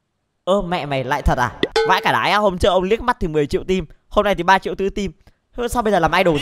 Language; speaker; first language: Vietnamese; native; Vietnamese